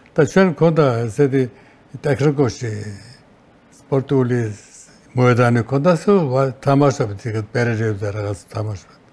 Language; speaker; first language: Georgian; native; Georgian